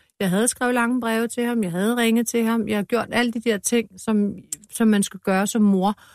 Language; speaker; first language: Danish; native; Danish